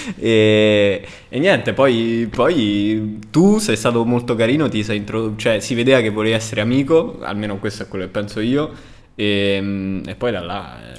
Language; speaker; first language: Italian; early bilingual, other home language; English